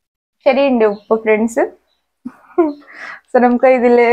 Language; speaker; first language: Malayalam; non-native, learner; Hindi